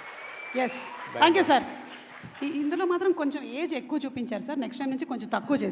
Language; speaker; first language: Telugu; native; Telugu